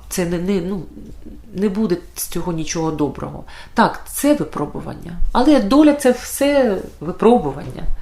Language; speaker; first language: Ukrainian; native; Ukrainian